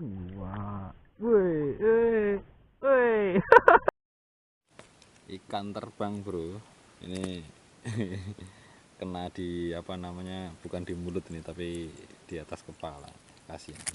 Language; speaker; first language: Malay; non-native, local second language; Javanese